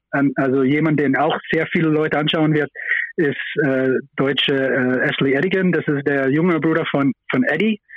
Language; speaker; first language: German; non-native, fluent; English